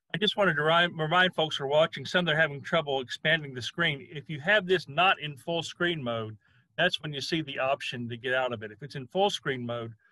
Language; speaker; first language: English; native; English